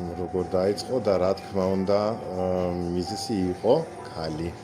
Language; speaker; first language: Georgian; non-native, learner; German